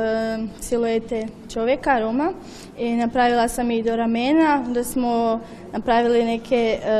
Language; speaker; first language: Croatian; non-native, local second language; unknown